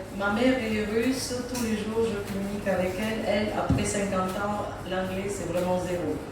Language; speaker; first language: French; non-native, fluent; Russian